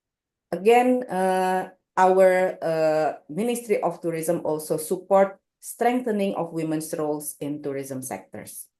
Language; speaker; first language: English; non-native, local second language; Indonesian